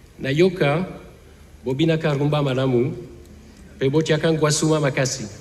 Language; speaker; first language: Lingala; non-native, learner; French